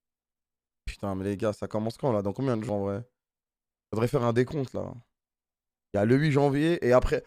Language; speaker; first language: French; native; French